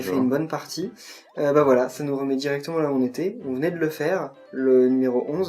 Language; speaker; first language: French; native; French